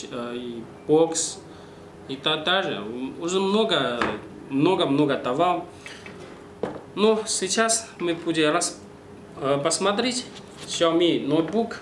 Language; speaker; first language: Russian; non-native, learner; Chinese